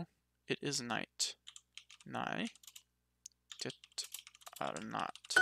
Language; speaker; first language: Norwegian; non-native, learner; English